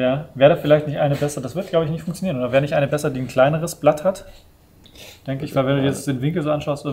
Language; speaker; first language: German; native; German